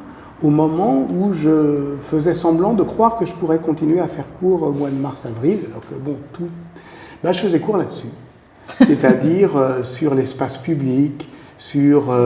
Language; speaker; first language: French; native; French